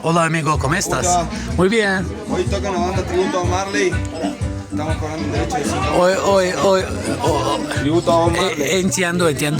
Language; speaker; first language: Spanish; non-native, learner; Turkish